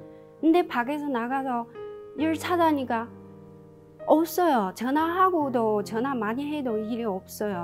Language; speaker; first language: Korean; non-native, learner; Chinese